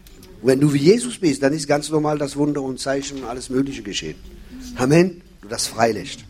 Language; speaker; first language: German; non-native, fluent; French